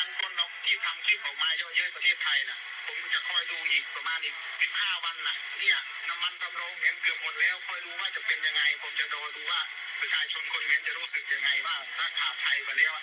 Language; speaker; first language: Thai; non-native, fluent; Khmer